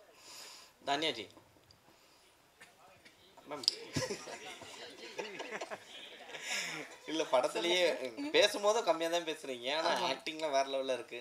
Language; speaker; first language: Tamil; native; Tamil